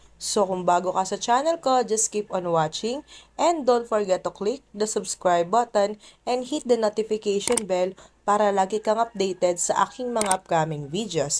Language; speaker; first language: Filipino; native; Filipino